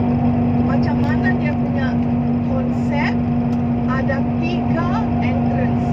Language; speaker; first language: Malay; non-native, local second language; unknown